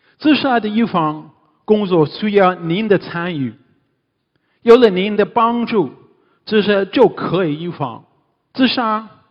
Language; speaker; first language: Chinese; non-native, fluent; English